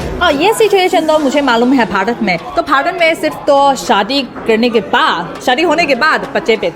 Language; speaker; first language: Hindi; non-native, learner; Chinese